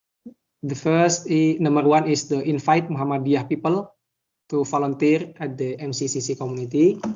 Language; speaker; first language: English; non-native, learner; Indonesian